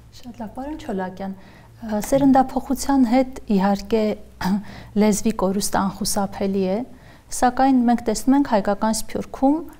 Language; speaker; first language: Armenian; native; Armenian